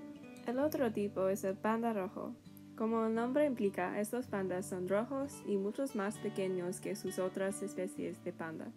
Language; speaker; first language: Spanish; non-native, learner; English